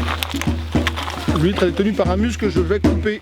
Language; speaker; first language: French; native; French